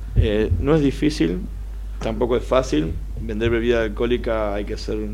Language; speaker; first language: Spanish; native; Spanish